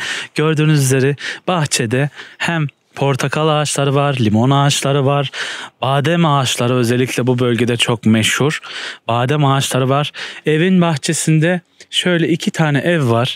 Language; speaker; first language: Turkish; native; Turkish